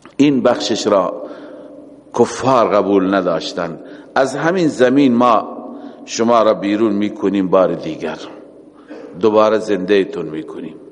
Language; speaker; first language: Persian; native; Persian